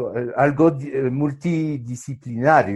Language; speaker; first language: Spanish; non-native, fluent; French